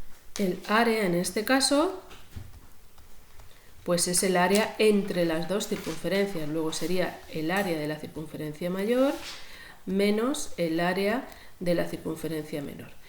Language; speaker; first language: Spanish; native; Spanish